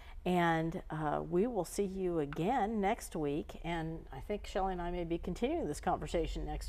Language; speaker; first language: English; native; English